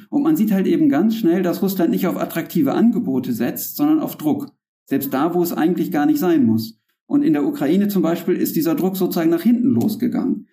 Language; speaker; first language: German; native; German